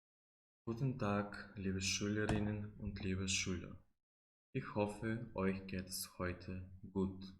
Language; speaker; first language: German; non-native, fluent; Macedonian